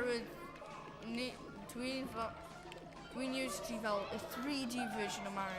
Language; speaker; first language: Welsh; non-native, local second language; English